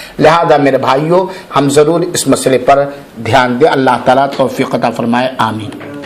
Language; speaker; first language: Urdu; native; Urdu